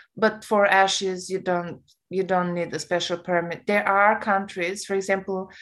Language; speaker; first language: English; non-native, fluent; Romanian